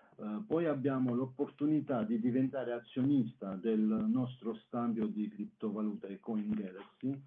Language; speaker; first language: Italian; non-native, fluent; Armenian